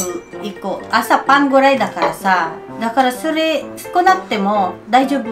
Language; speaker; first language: Japanese; non-native, learner; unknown